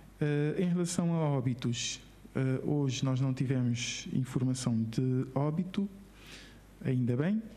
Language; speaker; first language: Portuguese; non-native, local second language; Kabuverdianu